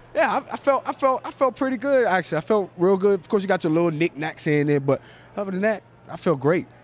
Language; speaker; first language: English; native; English